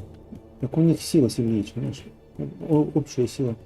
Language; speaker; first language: Russian; native; Russian